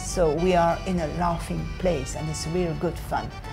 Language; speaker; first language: English; non-native, fluent; French